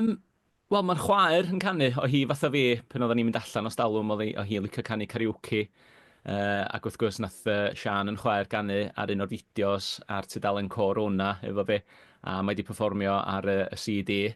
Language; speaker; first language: Welsh; native; Welsh